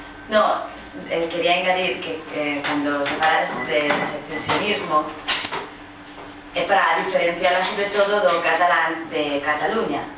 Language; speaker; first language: Galician; non-native, fluent; Catalan